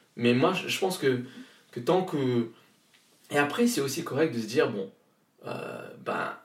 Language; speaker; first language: French; native; French